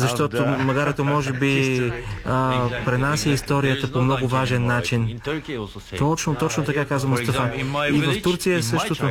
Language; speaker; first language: Bulgarian; non-native, fluent; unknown